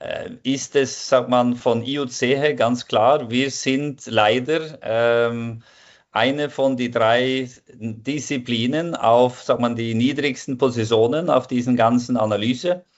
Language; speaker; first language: German; non-native, fluent; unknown